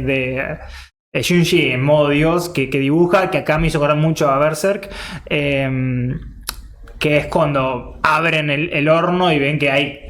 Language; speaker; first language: Spanish; native; Spanish